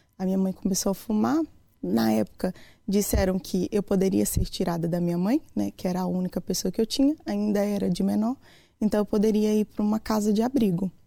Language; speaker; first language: Portuguese; native; Portuguese